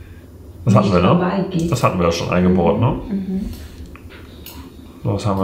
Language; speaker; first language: German; native; German